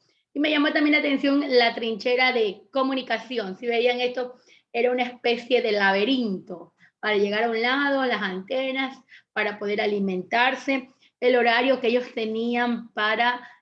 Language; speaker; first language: Spanish; native; Spanish